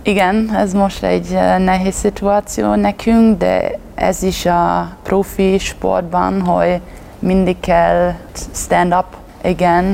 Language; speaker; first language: Hungarian; non-native, learner; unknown